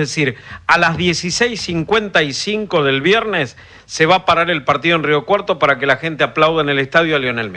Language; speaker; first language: Spanish; native; Spanish